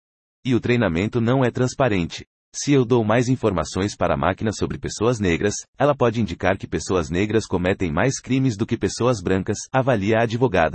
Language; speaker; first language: Portuguese; native; Portuguese